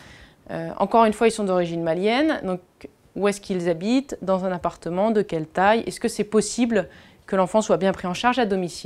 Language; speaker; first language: French; native; French